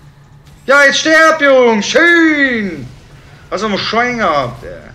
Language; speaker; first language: German; native; German